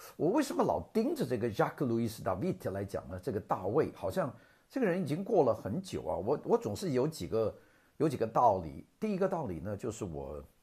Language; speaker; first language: Chinese; non-native, local second language; Cantonese